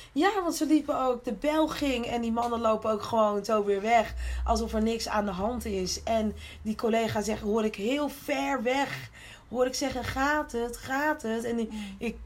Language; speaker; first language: Dutch; early bilingual, other home language; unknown